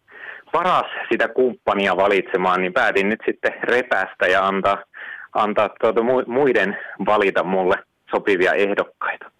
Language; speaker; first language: Finnish; native; Finnish